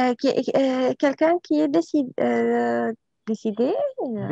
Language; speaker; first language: French; non-native, learner; Arabic